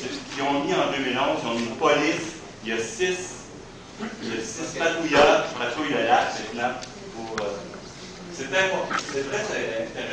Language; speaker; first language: French; native; French